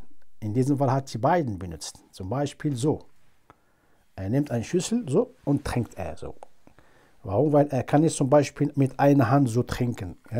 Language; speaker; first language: German; non-native, fluent; Arabic